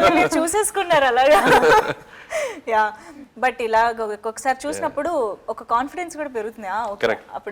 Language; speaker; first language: Telugu; native; Telugu